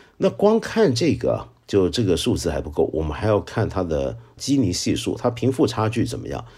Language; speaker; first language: Chinese; non-native, local second language; Cantonese